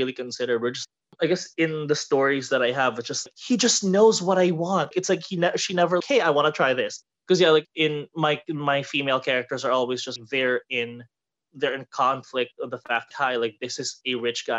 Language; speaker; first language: English; non-native, local second language; Filipino